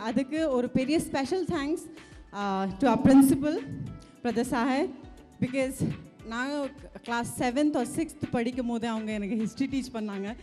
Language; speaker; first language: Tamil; non-native, fluent; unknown